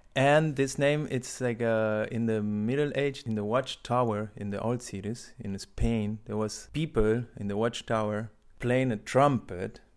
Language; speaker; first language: English; non-native, learner; Spanish